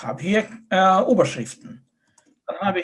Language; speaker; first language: German; non-native, fluent; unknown